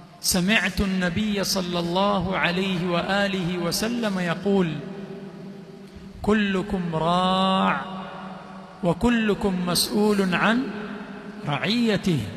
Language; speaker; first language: Arabic; non-native, fluent; Swahili